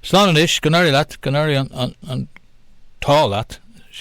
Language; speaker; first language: Irish; non-native, local second language; English